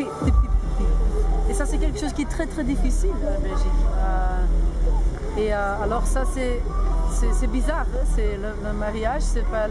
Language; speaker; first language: French; non-native, local second language; Dutch